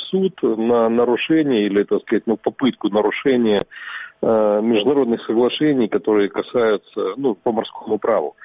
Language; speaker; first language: Russian; native; Russian